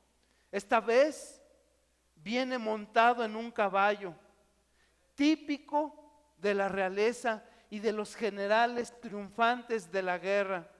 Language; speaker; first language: Spanish; native; Spanish